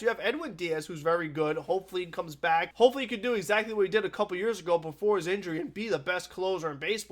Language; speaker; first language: English; native; English